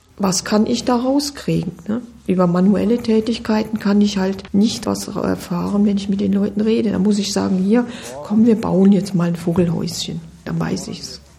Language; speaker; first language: German; native; German